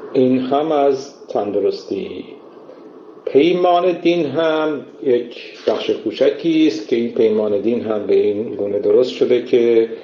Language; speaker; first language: Persian; native; Persian